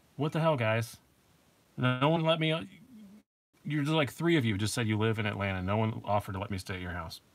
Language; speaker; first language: English; native; English